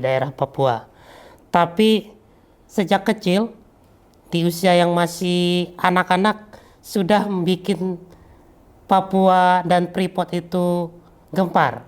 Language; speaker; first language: Malay; native; Malay